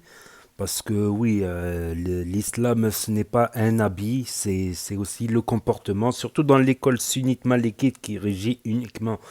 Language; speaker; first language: French; native; French